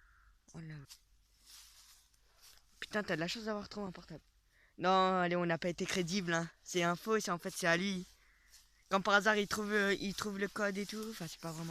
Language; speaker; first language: French; native; French